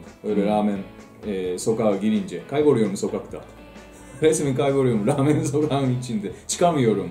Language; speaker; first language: Turkish; non-native, fluent; Japanese